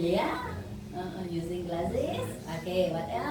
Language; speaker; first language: English; non-native, fluent; Indonesian